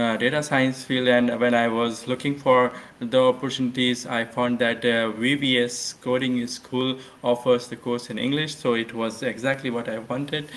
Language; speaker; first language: English; non-native, local second language; Hindi